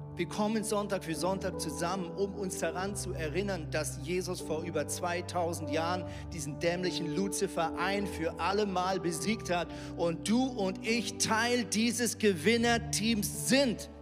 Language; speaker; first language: German; native; German